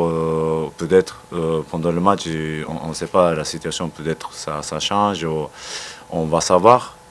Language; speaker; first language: French; non-native, learner; Japanese